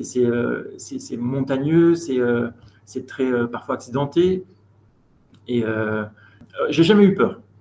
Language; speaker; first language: French; native; French